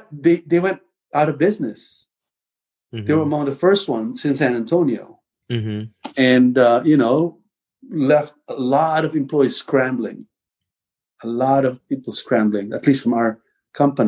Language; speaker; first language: English; non-native, local second language; Filipino